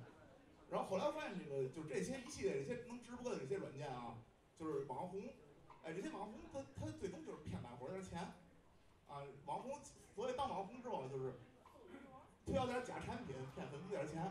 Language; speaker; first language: Chinese; native; Chinese